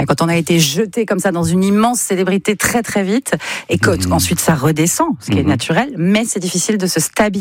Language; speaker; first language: French; native; French